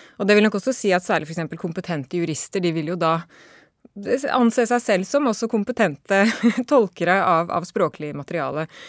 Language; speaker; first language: Norwegian; native; Norwegian